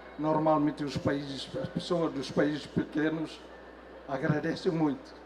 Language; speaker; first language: Portuguese; non-native, local second language; Tetum